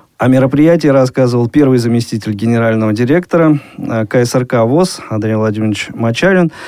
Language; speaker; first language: Russian; native; Russian